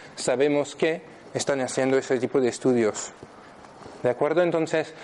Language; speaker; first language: Spanish; non-native, fluent; French